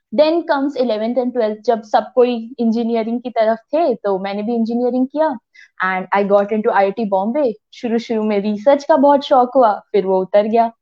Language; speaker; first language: Hindi; native; Hindi